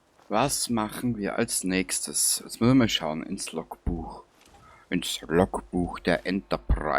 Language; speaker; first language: German; native; German